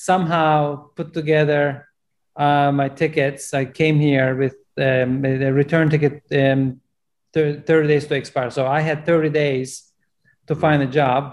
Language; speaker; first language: English; non-native, fluent; Turkish